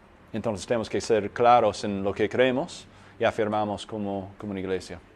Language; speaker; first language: Spanish; non-native, fluent; English